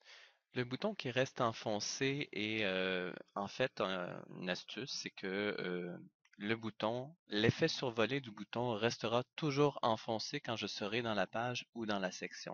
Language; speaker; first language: French; native; French